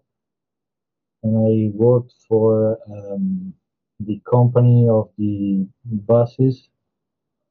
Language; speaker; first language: English; non-native, fluent; Italian